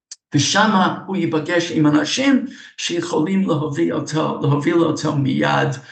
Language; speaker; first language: Hebrew; non-native, fluent; English